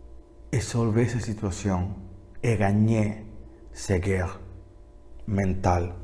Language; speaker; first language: French; non-native, learner; Spanish